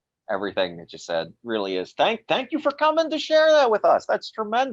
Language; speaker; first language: English; native; English